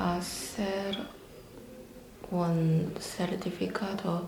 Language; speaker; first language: Spanish; non-native, learner; Chinese